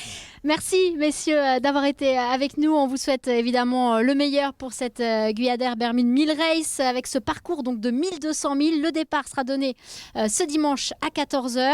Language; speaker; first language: French; native; French